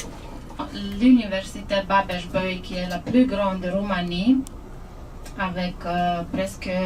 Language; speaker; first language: French; non-native, fluent; Romanian